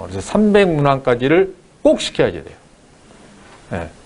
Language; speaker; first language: Korean; native; Korean